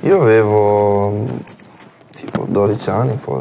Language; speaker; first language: Italian; non-native, learner; English